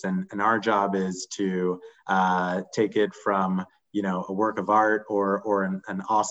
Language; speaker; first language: English; native; English